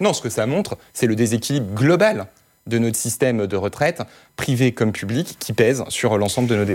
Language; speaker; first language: French; native; French